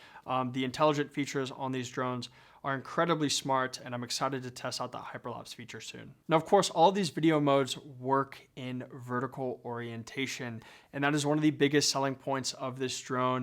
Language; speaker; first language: English; native; English